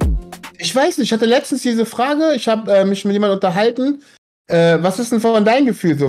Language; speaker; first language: German; native; German